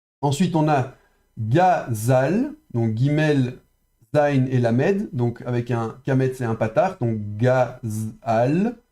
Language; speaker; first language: French; native; French